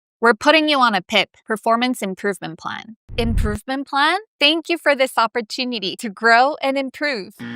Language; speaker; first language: English; non-native, fluent; Korean